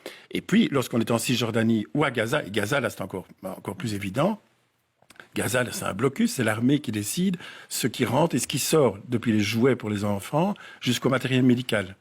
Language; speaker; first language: French; native; French